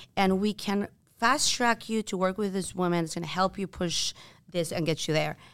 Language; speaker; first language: English; non-native, fluent; Spanish